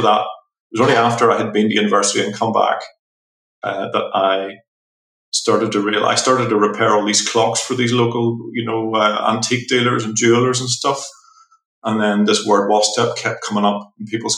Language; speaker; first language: English; native; English